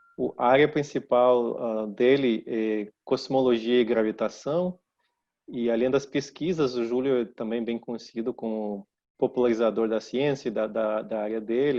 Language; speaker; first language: Portuguese; non-native, fluent; Russian